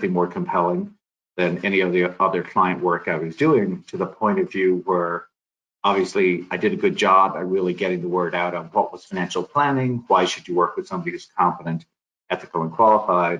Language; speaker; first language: English; native; English